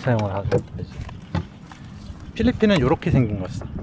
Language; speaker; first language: Korean; native; Korean